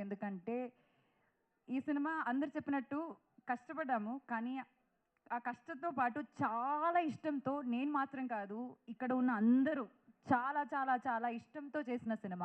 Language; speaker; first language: Telugu; non-native, fluent; Malayalam